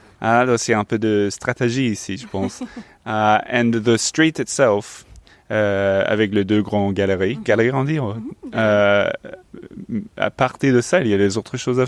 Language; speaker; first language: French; non-native, learner; English